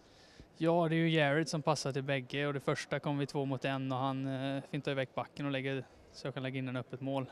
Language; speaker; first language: Swedish; native; Swedish